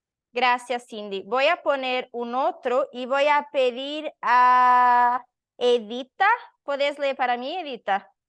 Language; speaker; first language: Spanish; non-native, learner; Portuguese